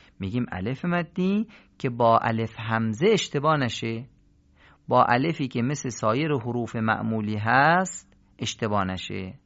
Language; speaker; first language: Persian; native; Persian